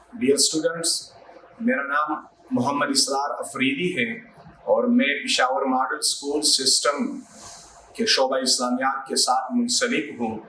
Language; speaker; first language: Urdu; non-native, local second language; Pashto